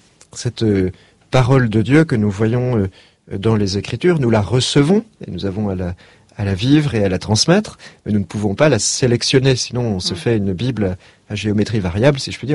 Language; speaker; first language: French; native; French